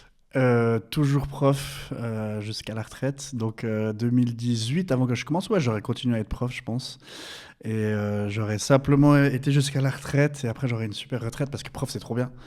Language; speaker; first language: French; native; French